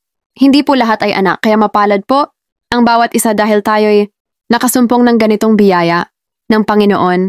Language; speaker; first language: Filipino; native; Filipino